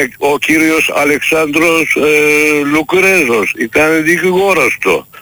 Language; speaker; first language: Greek; non-native, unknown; Turkish